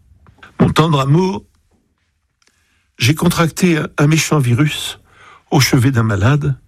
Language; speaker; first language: French; native; French